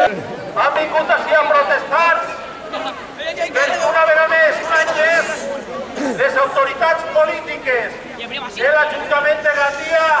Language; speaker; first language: Catalan; native; Catalan